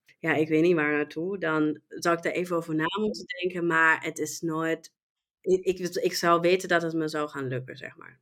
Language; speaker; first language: Dutch; non-native, fluent; German